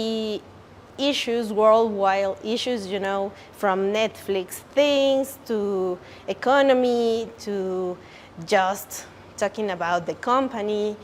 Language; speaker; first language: English; non-native, learner; Spanish